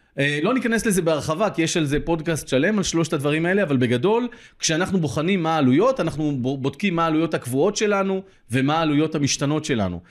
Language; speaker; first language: Hebrew; native; Hebrew